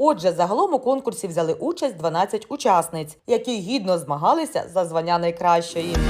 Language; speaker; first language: Ukrainian; native; Ukrainian